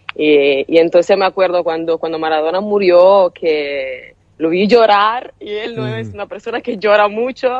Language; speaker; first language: Spanish; non-native, fluent; Italian